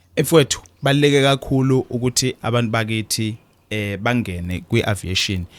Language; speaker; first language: Zulu; native; Zulu